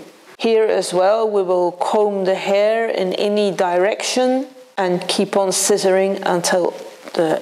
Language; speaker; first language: English; non-native, fluent; Dutch